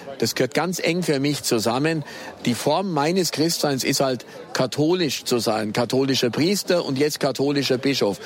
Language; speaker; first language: German; native; German